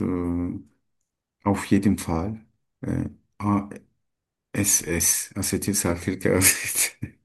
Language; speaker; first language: German; non-native, learner; Turkish